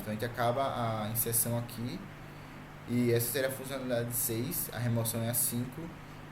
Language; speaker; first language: Portuguese; native; Portuguese